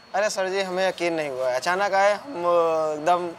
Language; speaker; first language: Hindi; native; Hindi